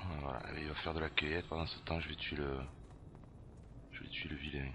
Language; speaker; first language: French; native; French